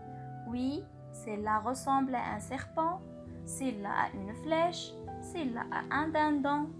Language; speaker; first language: French; non-native, local second language; Arabic